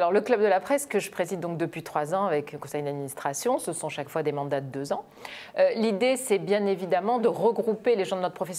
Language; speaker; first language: French; native; French